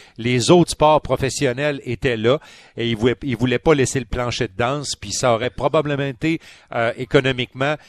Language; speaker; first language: French; native; French